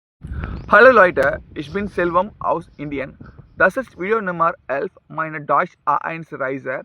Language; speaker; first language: German; non-native, learner; Tamil